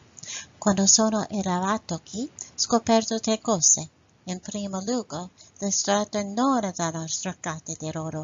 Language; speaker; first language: Italian; non-native, learner; English